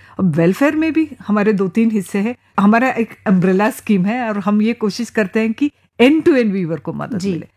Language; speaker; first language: Hindi; non-native, local second language; Malayalam